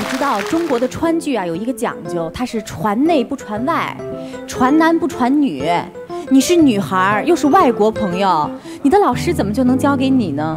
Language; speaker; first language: Chinese; native; Chinese